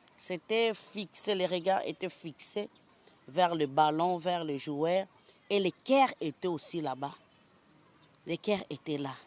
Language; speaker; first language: French; non-native, local second language; Lingala